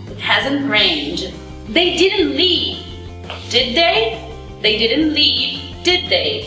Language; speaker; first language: English; non-native, fluent; Portuguese